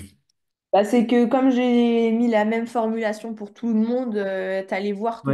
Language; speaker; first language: French; native; French